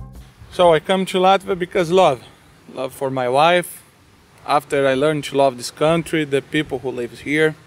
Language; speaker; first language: English; non-native, learner; Portuguese